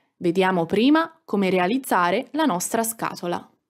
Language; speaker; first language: Italian; native; Italian